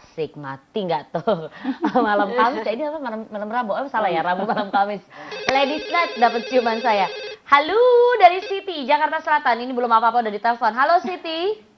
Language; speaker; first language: Indonesian; native; Indonesian